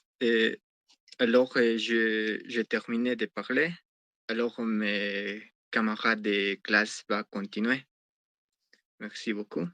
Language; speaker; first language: French; non-native, learner; Spanish